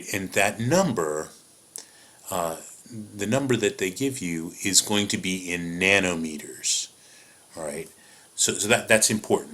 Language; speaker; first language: English; native; English